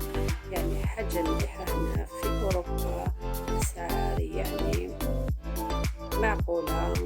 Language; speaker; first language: Arabic; non-native, local second language; Kabyle